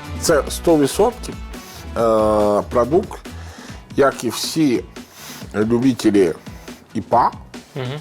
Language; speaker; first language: Ukrainian; non-native, learner; Italian